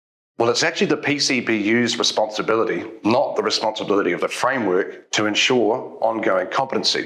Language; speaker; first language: English; native; English